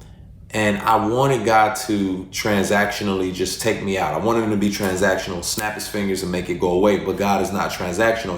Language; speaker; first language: English; native; English